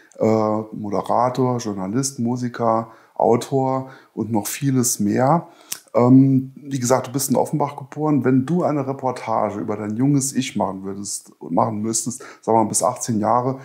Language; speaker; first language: German; native; German